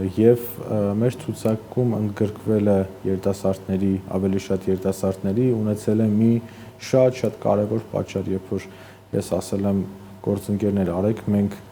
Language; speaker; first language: Armenian; native; Armenian